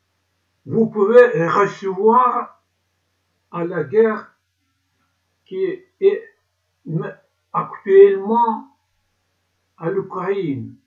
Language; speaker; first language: French; non-native, learner; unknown